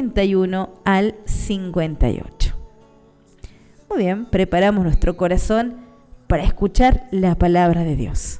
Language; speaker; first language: Spanish; native; Spanish